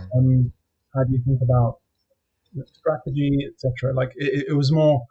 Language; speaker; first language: English; native; English